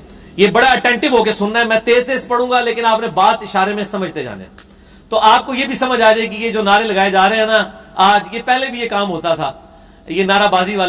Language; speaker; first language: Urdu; non-native, local second language; Punjabi